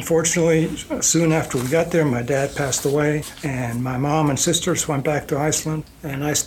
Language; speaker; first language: English; non-native, fluent; Icelandic